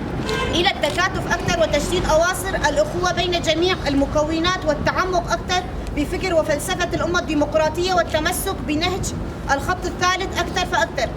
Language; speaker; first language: Arabic; non-native, local second language; Kurdish